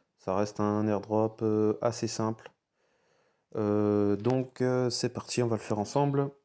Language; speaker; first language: French; native; French